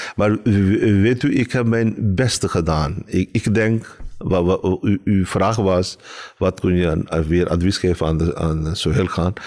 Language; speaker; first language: Dutch; non-native, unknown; Urdu